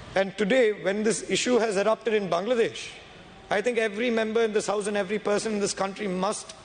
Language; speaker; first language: English; non-native, local second language; Tamil